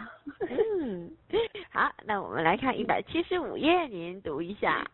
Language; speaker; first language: Chinese; non-native, fluent; Korean